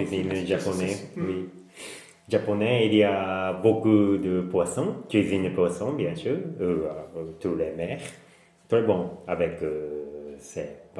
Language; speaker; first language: French; non-native, learner; Japanese